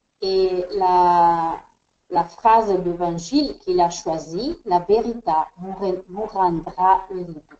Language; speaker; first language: French; non-native, fluent; Spanish